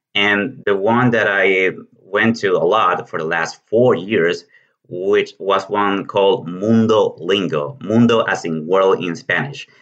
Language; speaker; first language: English; non-native, fluent; Spanish